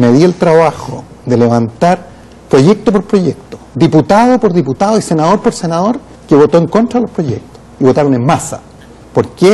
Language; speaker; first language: Spanish; native; Spanish